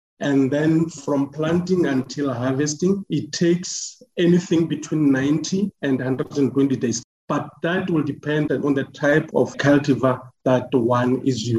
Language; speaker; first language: English; non-native, local second language; Northern Sotho